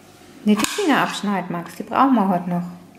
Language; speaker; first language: German; native; German